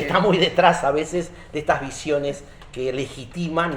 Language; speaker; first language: Spanish; native; Spanish